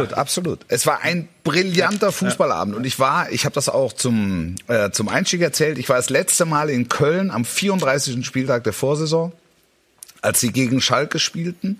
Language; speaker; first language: German; native; German